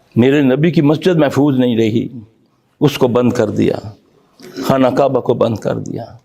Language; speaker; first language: Urdu; non-native, local second language; Punjabi